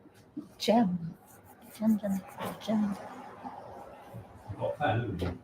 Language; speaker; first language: Japanese; non-native, learner; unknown